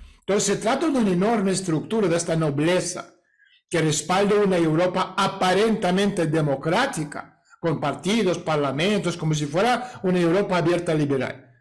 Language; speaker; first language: Spanish; non-native, fluent; Russian